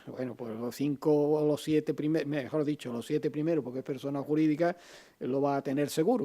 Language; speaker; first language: Spanish; native; Spanish